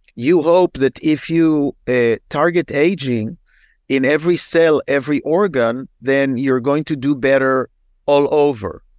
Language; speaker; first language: English; non-native, fluent; Hebrew